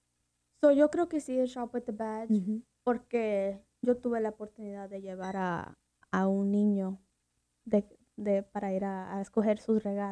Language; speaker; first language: Spanish; early bilingual, heritage; Spanish